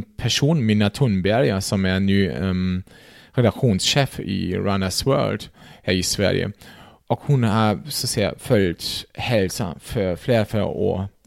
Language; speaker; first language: Swedish; non-native, fluent; German